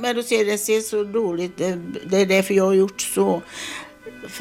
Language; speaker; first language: Swedish; non-native, fluent; Italian